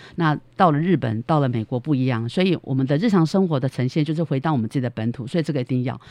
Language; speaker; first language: Chinese; native; Chinese